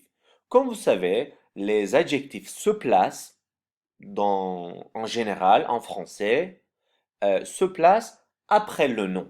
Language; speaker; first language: French; non-native, fluent; Turkish